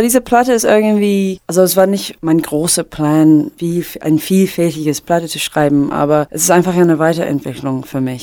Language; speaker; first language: German; non-native, fluent; English